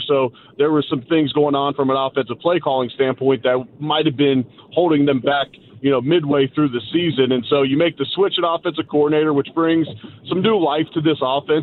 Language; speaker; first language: English; native; English